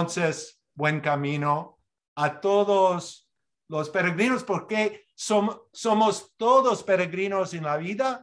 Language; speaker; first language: Spanish; non-native, fluent; English